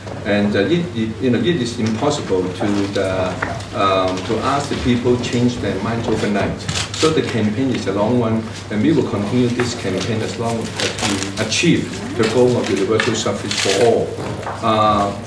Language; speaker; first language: English; non-native, local second language; Cantonese